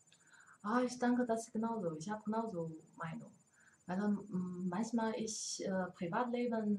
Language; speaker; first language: German; non-native, learner; Chinese